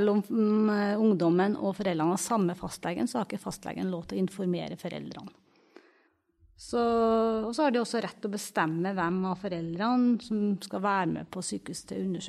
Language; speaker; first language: Norwegian; native; Norwegian